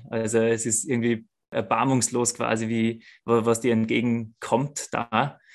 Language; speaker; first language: German; native; German